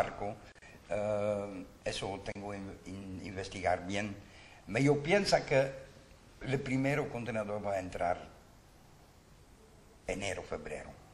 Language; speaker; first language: Spanish; non-native, learner; Dutch